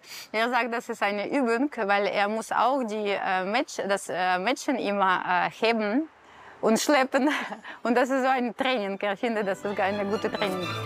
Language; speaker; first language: German; non-native, fluent; Russian